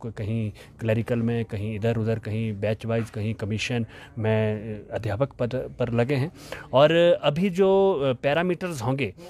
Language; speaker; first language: Hindi; native; Hindi